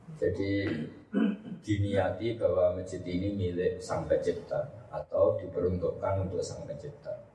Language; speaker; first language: Indonesian; non-native, local second language; Javanese